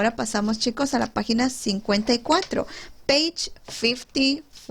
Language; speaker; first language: Spanish; native; Spanish